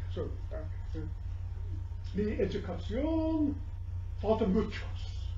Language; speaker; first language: Spanish; non-native, learner; English